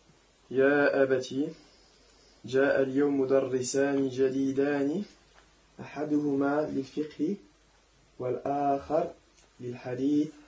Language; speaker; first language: Arabic; non-native, learner; French